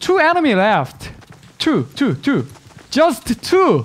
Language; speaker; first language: English; non-native, learner; Korean